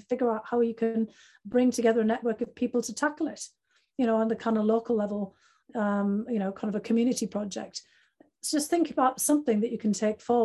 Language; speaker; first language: English; native; English